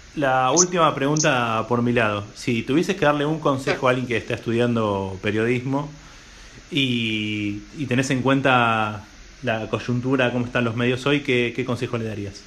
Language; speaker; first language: Spanish; native; Spanish